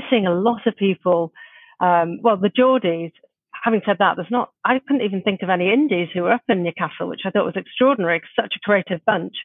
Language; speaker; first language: English; native; English